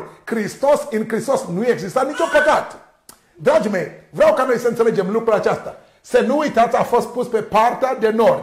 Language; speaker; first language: Romanian; non-native, learner; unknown